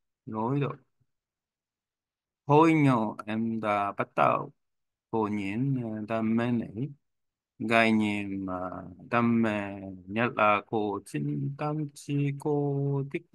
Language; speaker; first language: Vietnamese; non-native, learner; Korean